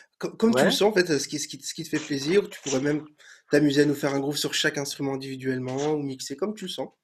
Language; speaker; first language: French; native; French